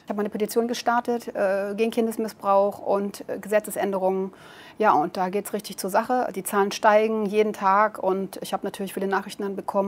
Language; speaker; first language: German; native; German